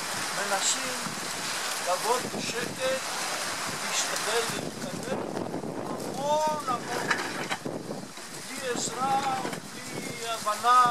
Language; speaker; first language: Hebrew; non-native, fluent; Italian